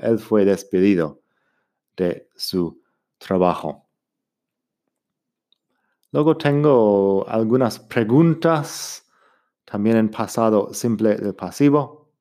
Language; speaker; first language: Spanish; non-native, fluent; English